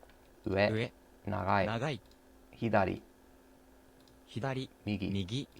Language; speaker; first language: Japanese; non-native, learner; English